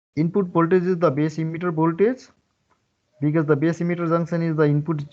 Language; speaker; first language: English; non-native, local second language; Nepali